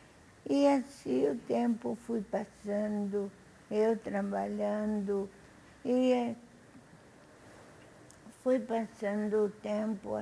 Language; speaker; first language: Portuguese; non-native, fluent; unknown